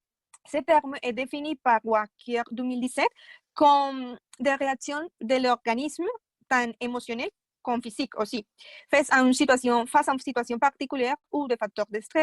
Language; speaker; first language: French; non-native, fluent; Spanish